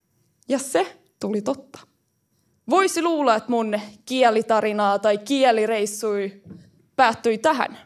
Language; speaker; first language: Finnish; early bilingual, heritage; Finnish